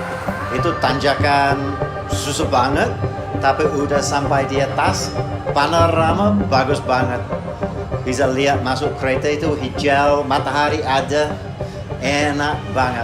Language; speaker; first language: Indonesian; non-native, fluent; English